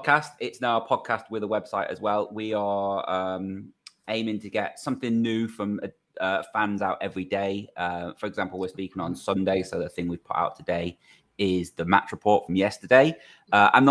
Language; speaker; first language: English; native; English